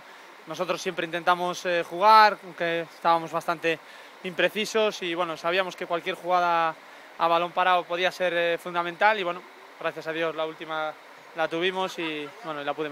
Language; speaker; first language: Spanish; native; Spanish